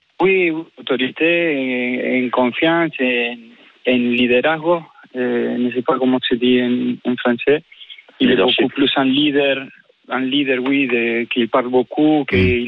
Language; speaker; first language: French; non-native, fluent; Spanish